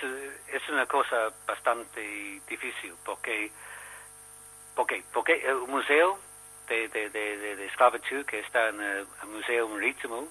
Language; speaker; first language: Spanish; non-native, learner; English